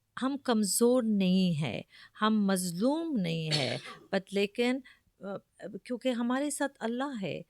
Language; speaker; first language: Urdu; early bilingual, heritage; Urdu